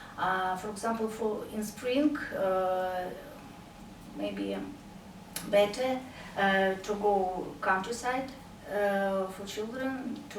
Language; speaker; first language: English; non-native, learner; Russian